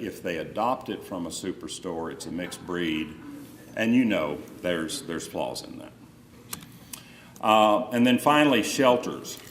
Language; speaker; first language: English; native; English